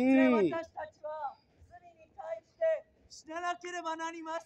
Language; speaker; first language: Japanese; early bilingual, heritage; English